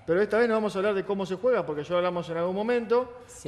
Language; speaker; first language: Spanish; native; Spanish